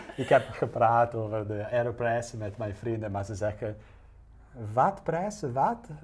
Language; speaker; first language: Dutch; non-native, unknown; Italian